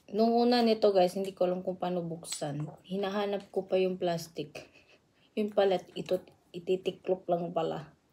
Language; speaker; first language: Filipino; native; Filipino